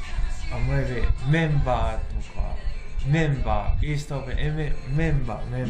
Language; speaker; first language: English; non-native, learner; Japanese